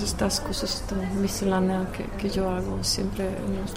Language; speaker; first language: Spanish; non-native, fluent; Czech